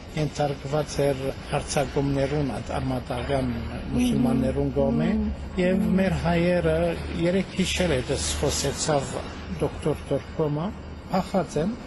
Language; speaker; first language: Armenian; early bilingual, heritage; Armenian